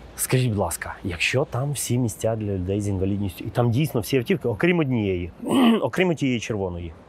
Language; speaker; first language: Ukrainian; native; Ukrainian